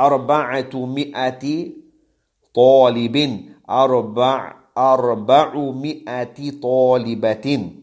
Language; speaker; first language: Arabic; non-native, fluent; English